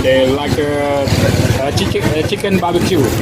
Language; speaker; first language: English; non-native, learner; Khmer